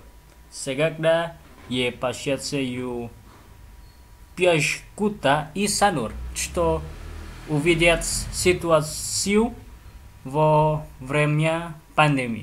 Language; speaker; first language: Russian; non-native, learner; Indonesian